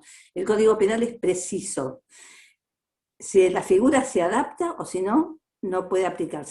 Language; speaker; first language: Spanish; native; Spanish